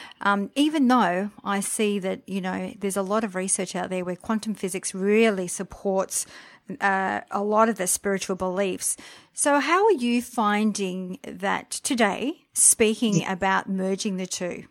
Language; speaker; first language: English; native; English